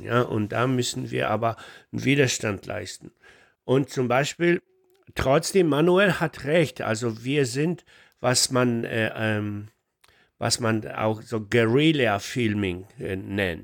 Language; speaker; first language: German; non-native, fluent; Polish